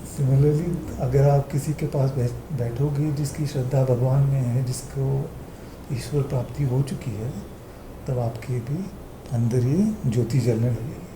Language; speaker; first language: Hindi; early bilingual, heritage; Hindi